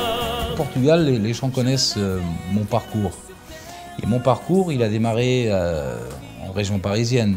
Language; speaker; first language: French; early bilingual, other home language; Portuguese